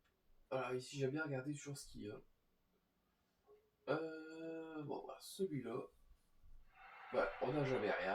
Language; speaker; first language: French; native; French